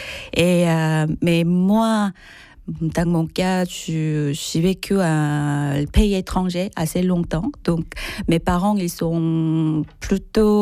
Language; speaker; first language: French; non-native, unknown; Korean